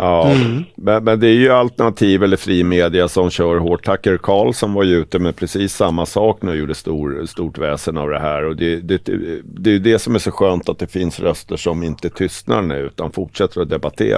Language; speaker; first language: Swedish; native; Swedish